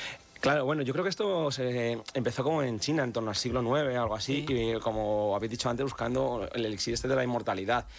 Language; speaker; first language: Spanish; native; Spanish